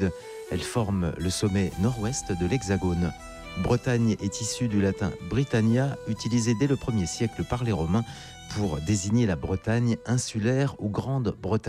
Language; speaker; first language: French; native; French